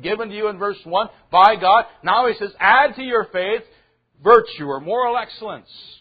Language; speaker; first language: English; native; English